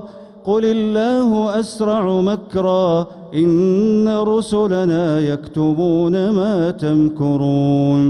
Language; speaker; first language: Arabic; native; Arabic